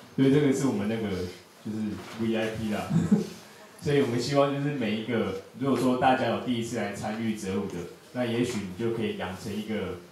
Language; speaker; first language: Chinese; native; Chinese